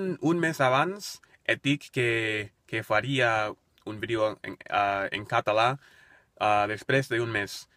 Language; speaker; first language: Catalan; non-native, learner; English